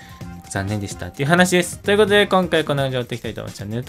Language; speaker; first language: Japanese; native; Japanese